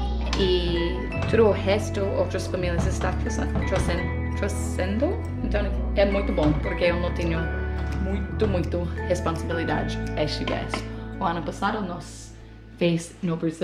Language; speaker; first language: Portuguese; non-native, learner; English